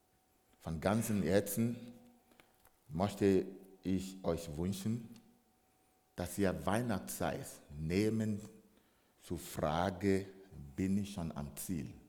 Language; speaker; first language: German; non-native, fluent; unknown